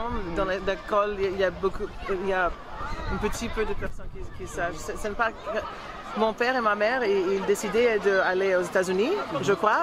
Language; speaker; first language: French; non-native, learner; Portuguese